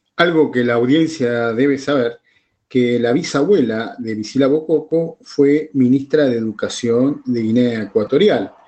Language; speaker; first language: Spanish; native; Spanish